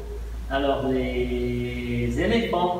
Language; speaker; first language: French; non-native, fluent; English